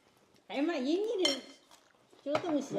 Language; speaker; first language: Chinese; native; Chinese